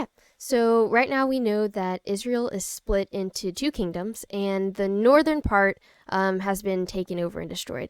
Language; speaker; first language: English; native; English